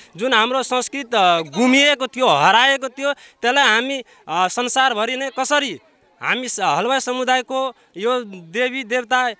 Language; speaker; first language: Nepali; non-native, local second language; Maithili